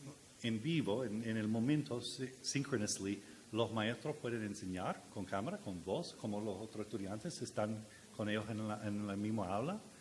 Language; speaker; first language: Spanish; non-native, learner; English